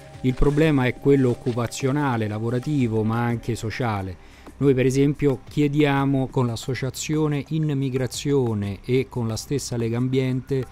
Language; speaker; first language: Italian; native; Italian